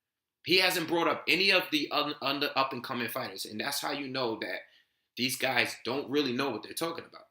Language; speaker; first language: English; native; English